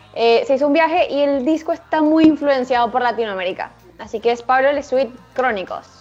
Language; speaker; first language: Spanish; native; Spanish